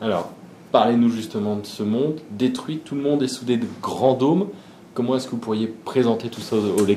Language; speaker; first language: French; native; French